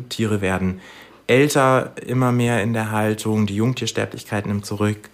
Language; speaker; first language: German; native; German